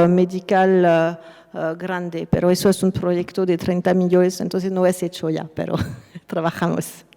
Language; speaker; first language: Spanish; non-native, fluent; French